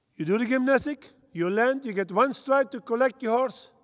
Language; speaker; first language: English; non-native, fluent; Dutch